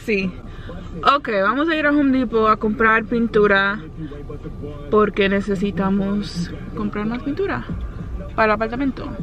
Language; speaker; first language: Spanish; early bilingual, heritage; Spanish